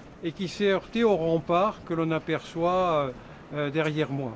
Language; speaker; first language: French; native; French